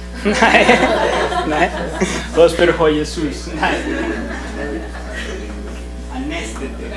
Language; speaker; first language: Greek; non-native, fluent; Spanish